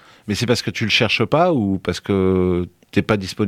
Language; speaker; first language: French; native; French